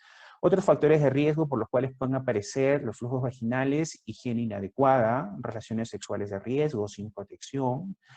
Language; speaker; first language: Spanish; native; Spanish